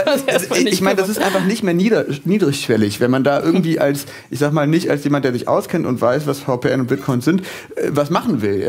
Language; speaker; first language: German; native; German